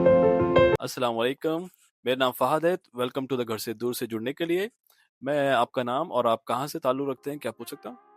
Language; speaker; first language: Hindi; native; Hindi